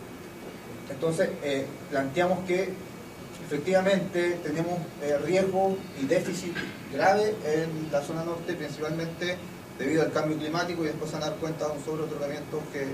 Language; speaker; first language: Spanish; native; Spanish